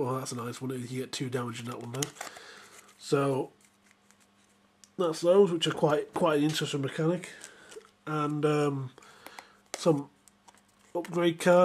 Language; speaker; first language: English; native; English